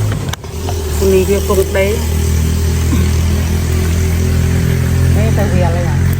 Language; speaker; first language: Khmer; native; Khmer